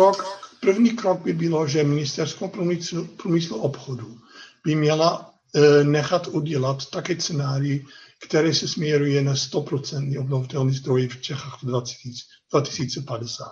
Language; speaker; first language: Czech; non-native, fluent; Dutch